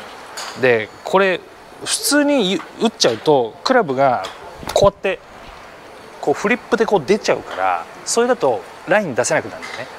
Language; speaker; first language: Japanese; native; Japanese